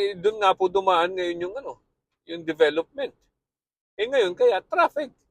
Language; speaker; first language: Filipino; native; Filipino